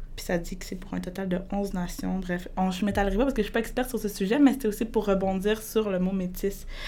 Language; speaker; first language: French; early bilingual, other home language; Spanish